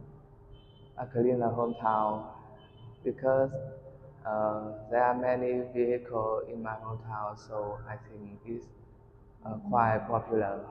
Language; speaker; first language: English; non-native, learner; Vietnamese